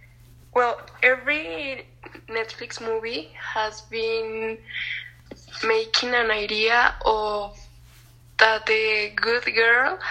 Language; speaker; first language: English; non-native, learner; Spanish